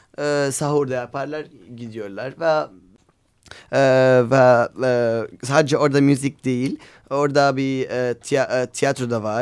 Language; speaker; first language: Turkish; non-native, learner; Arabic